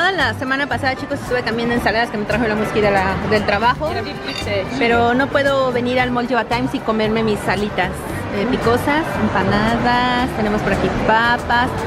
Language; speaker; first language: Spanish; native; Spanish